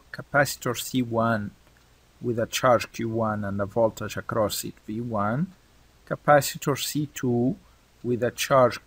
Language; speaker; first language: English; non-native, fluent; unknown